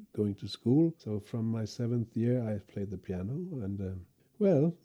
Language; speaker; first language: English; non-native, fluent; Danish